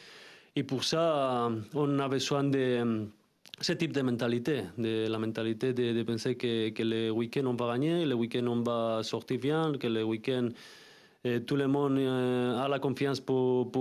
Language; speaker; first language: French; non-native, fluent; Spanish